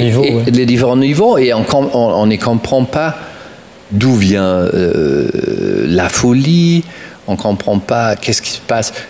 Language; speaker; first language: French; non-native, fluent; German